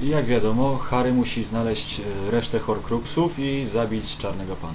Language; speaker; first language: Polish; native; Polish